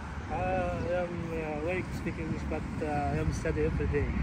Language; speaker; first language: English; non-native, learner; Arabic